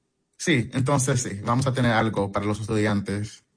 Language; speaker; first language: Spanish; early bilingual, heritage; English